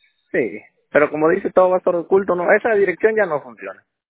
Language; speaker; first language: Spanish; native; Spanish